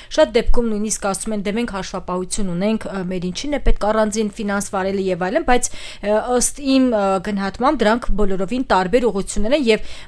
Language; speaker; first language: Armenian; native; Armenian